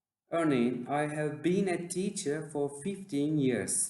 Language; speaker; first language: English; non-native, fluent; Turkish